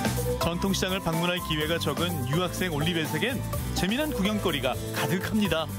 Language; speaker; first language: Korean; native; Korean